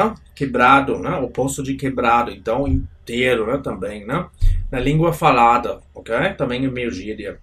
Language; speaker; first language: Portuguese; non-native, fluent; German